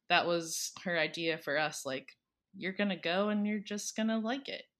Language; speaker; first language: English; early bilingual, other home language; Filipino